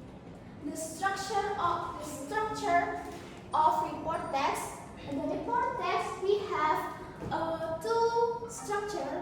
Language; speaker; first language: English; non-native, learner; Indonesian